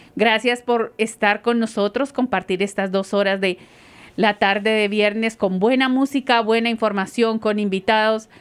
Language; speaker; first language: Spanish; native; Spanish